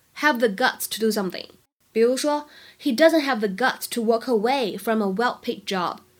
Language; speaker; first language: English; non-native, fluent; Chinese